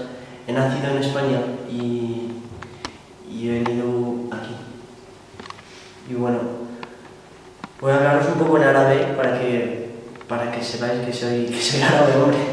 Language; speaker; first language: Spanish; early bilingual, other home language; Arabic